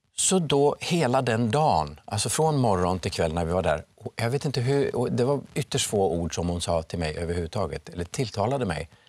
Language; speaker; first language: Swedish; early bilingual, other home language; Finnish